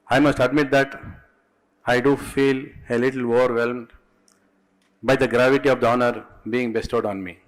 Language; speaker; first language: English; non-native, local second language; Kannada